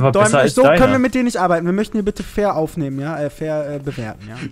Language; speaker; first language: German; native; German